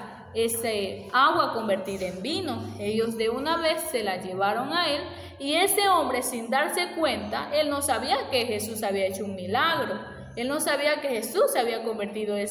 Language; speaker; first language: Spanish; native; Spanish